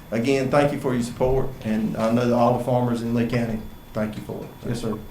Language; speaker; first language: English; native; English